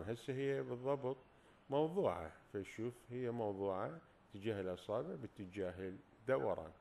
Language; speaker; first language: Arabic; native; Arabic